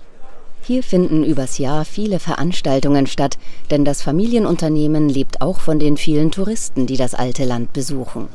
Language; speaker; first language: German; native; German